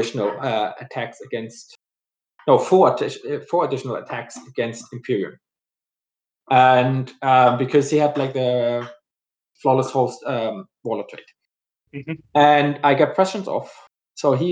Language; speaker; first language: English; non-native, fluent; German